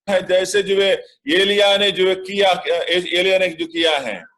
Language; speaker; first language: Hindi; non-native, local second language; Malayalam